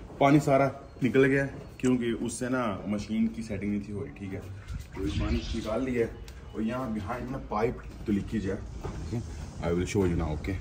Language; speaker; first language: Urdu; non-native, local second language; Punjabi